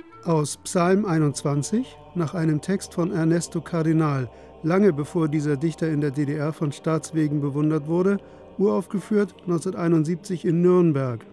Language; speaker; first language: German; native; German